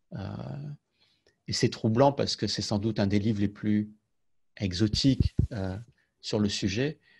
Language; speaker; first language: French; native; French